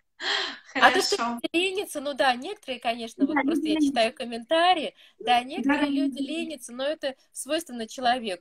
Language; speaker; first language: Russian; native; Russian